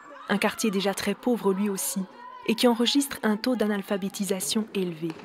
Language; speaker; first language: French; native; French